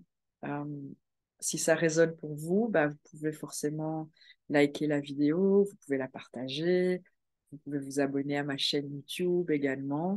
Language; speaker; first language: French; native; French